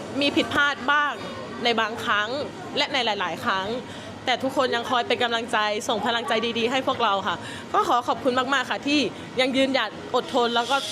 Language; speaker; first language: Thai; native; Thai